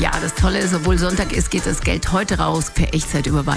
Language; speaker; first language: German; native; German